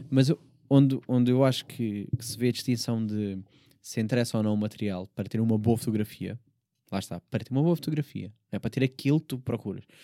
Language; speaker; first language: Portuguese; native; Portuguese